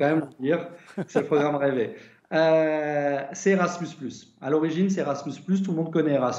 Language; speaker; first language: French; native; French